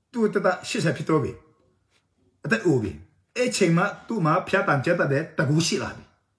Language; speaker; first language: Burmese; non-native, local second language; Tedim Chin